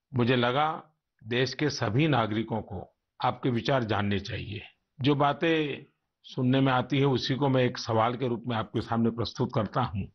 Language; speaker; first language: Hindi; non-native, local second language; Gujarati